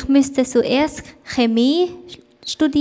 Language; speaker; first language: German; non-native, fluent; Thai